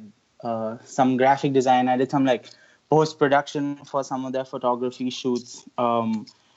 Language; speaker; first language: English; non-native, local second language; Hindi